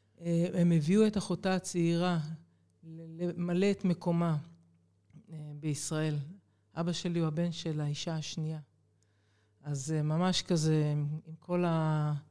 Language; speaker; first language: Hebrew; native; Hebrew